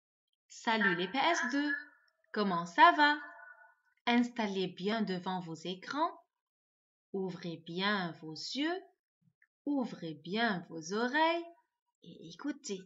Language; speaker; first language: French; non-native, local second language; Arabic